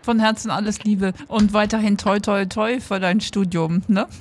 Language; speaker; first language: German; native; German